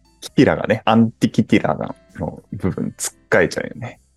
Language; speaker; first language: Japanese; native; Japanese